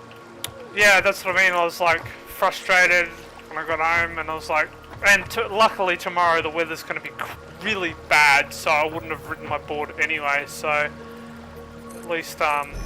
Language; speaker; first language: English; native; English